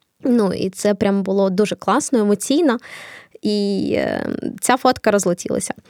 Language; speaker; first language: Ukrainian; non-native, local second language; Russian